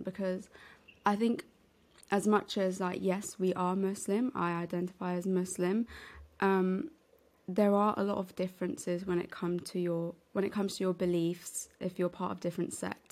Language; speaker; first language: English; non-native, local second language; Urdu